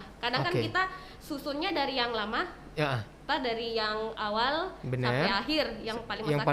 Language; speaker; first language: Indonesian; native; Indonesian